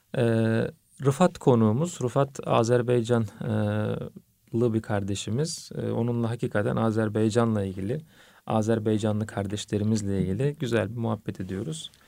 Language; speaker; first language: Turkish; native; Turkish